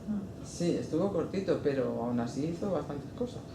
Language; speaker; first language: Spanish; native; Spanish